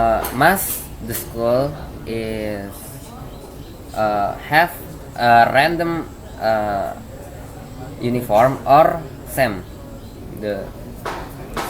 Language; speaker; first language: English; non-native, learner; Indonesian